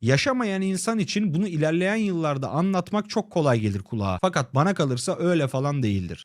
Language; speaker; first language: Turkish; native; Turkish